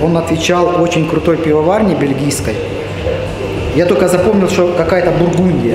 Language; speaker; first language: Russian; native; Russian